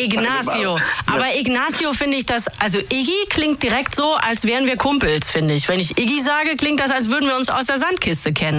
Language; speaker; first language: German; native; German